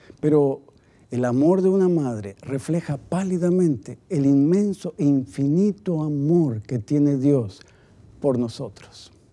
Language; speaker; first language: Spanish; native; Spanish